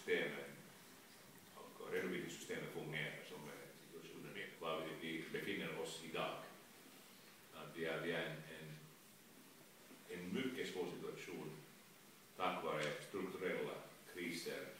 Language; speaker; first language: Swedish; non-native, local second language; Finnish